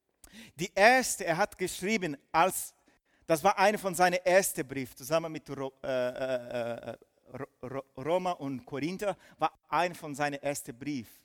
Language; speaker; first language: German; non-native, fluent; Portuguese